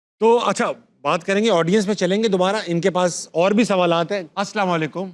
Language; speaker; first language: Urdu; native; Urdu